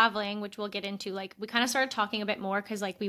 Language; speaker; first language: English; native; English